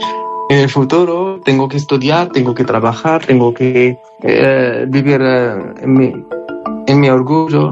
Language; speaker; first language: Spanish; non-native, learner; Arabic